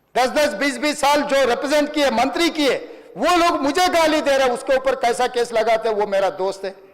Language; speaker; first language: Hindi; non-native, local second language; Telugu